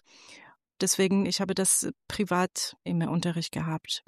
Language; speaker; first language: German; non-native, fluent; Persian